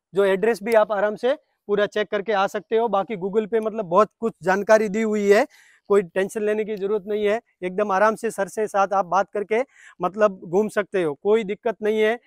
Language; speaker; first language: Hindi; native; Hindi